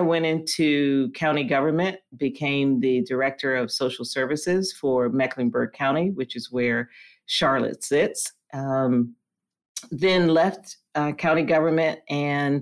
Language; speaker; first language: English; native; English